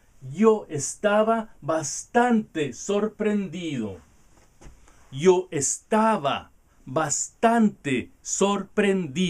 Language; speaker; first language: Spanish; non-native, learner; English